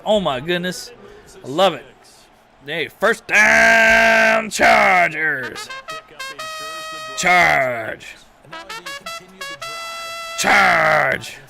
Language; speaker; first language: English; native; English